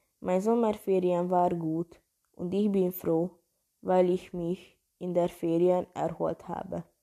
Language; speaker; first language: German; non-native, learner; Hungarian